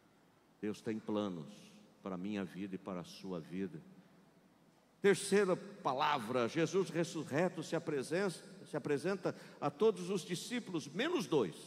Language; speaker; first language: Portuguese; native; Portuguese